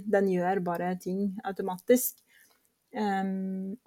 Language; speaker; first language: Norwegian; early bilingual, heritage; Norwegian